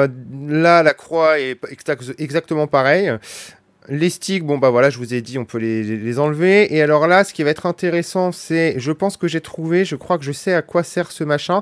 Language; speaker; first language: French; native; French